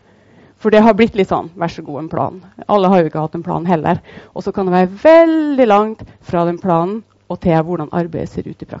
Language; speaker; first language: Norwegian; native; Norwegian